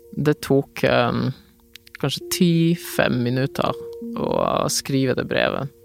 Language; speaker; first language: Norwegian; non-native, fluent; Polish